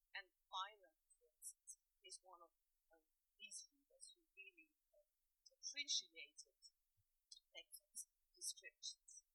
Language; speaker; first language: English; non-native, fluent; German